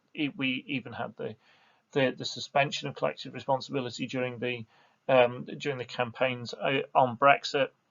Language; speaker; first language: English; native; English